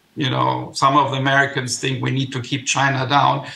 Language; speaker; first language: English; non-native, fluent; German